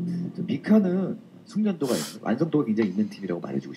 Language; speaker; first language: Korean; native; Korean